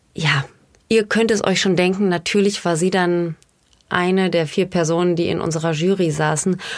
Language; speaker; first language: German; native; German